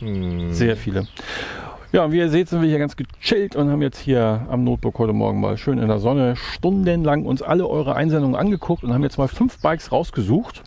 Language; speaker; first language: German; native; German